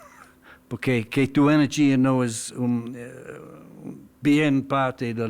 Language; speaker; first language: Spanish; non-native, learner; English